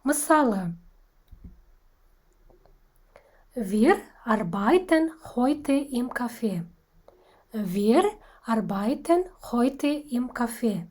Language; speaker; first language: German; non-native, fluent; Kazakh